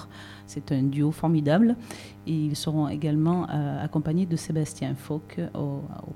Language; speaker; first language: French; native; French